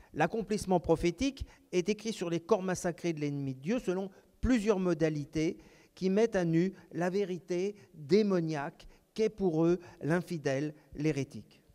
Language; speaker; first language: French; native; French